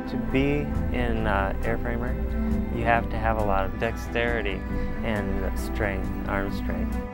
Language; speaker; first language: English; native; English